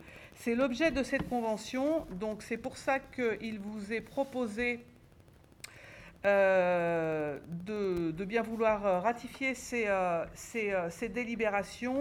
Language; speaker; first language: French; native; French